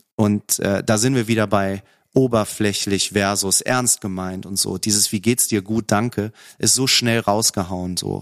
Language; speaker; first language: German; native; German